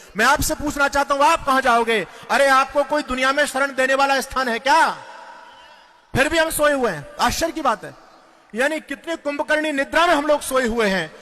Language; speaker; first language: Hindi; native; Hindi